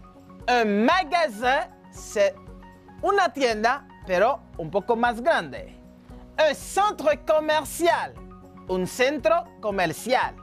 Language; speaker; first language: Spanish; non-native, fluent; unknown